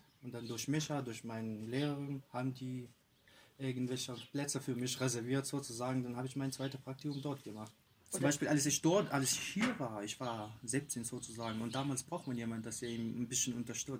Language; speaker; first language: German; non-native, fluent; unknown